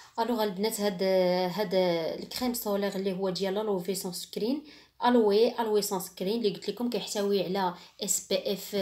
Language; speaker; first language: Arabic; native; Arabic